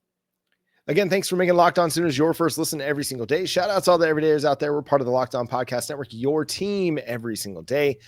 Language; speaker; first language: English; native; English